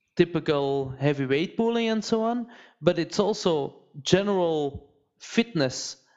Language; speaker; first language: English; non-native, fluent; Dutch